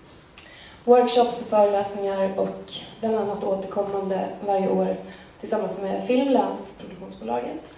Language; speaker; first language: Swedish; native; Swedish